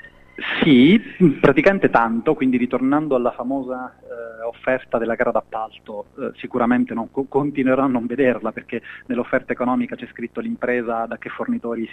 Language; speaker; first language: Italian; native; Italian